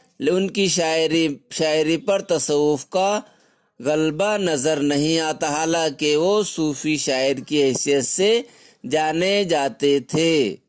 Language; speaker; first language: Urdu; native; Urdu